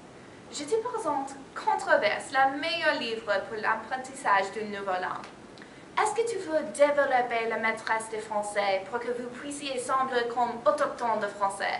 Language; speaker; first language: French; non-native, learner; English